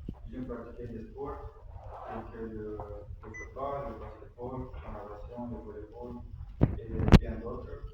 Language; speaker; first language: French; non-native, fluent; Romanian